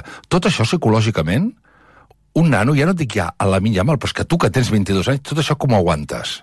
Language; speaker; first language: Catalan; native; Catalan